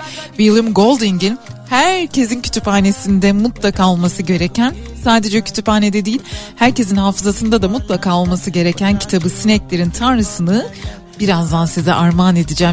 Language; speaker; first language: Turkish; native; Turkish